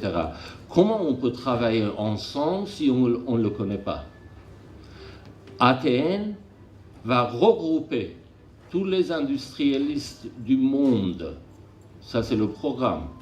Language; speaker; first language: French; non-native, learner; Armenian